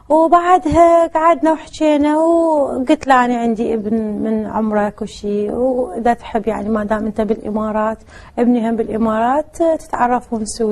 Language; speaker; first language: Arabic; native; Arabic